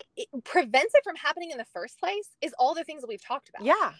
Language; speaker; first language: English; native; English